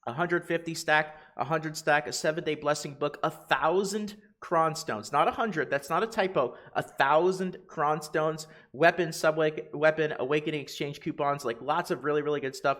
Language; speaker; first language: English; native; English